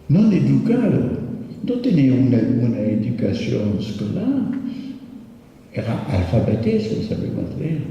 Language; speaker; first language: Spanish; non-native, fluent; French